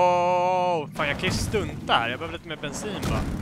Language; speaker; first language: Swedish; native; Swedish